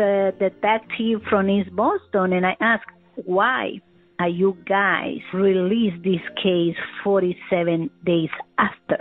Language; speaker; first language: English; non-native, learner; Spanish